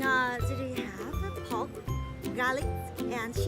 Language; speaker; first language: English; non-native, learner; Vietnamese